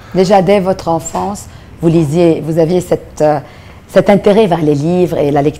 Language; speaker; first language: French; non-native, local second language; Arabic